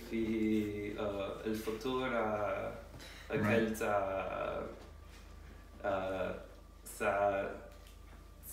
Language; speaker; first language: Arabic; non-native, learner; English